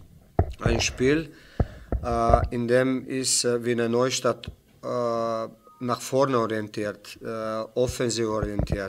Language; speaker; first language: German; non-native, fluent; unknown